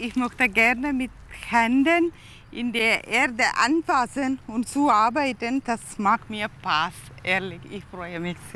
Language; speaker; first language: German; non-native, learner; Tamil